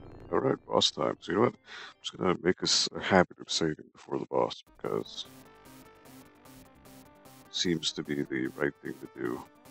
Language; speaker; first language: English; native; English